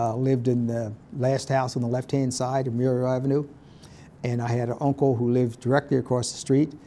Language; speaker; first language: English; native; English